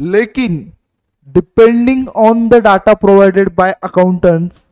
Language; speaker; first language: Hindi; non-native, local second language; Marathi